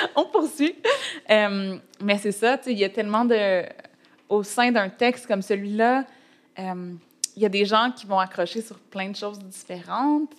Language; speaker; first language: French; native; French